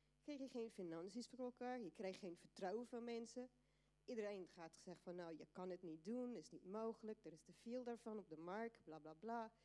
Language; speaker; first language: Dutch; non-native, fluent; Afrikaans